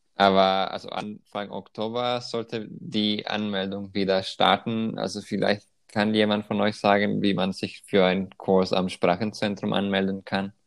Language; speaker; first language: German; non-native, fluent; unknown